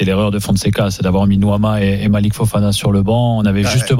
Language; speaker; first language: French; native; French